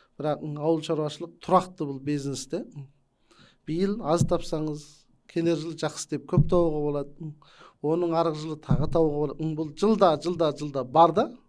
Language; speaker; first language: Kazakh; native; Kazakh